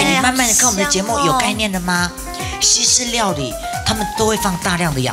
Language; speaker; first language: Chinese; native; Chinese